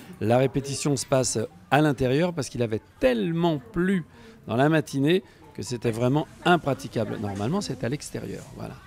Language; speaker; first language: French; native; French